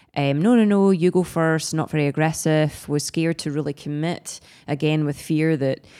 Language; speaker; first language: English; native; English